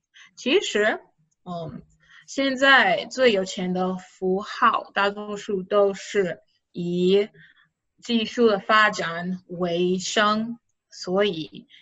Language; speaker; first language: Chinese; non-native, fluent; English